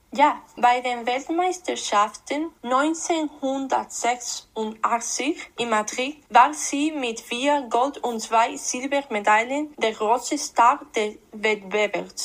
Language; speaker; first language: German; non-native, learner; Spanish